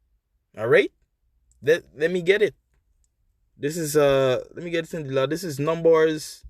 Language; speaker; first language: English; native; English